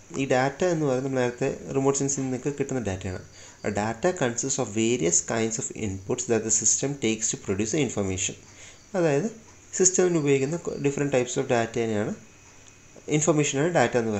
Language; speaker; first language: English; non-native, local second language; Malayalam